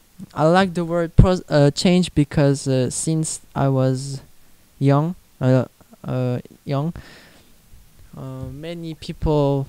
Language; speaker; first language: English; non-native, learner; Korean